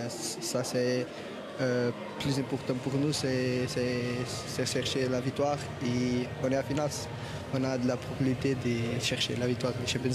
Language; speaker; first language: French; non-native, fluent; Portuguese